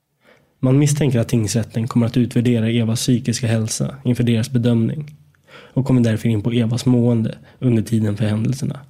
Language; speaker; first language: Swedish; native; Swedish